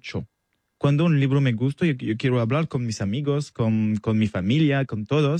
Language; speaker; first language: Spanish; non-native, learner; French